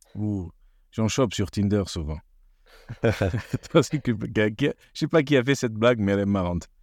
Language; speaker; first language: French; non-native, fluent; Portuguese